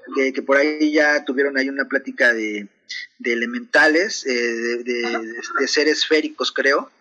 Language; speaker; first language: Spanish; native; Spanish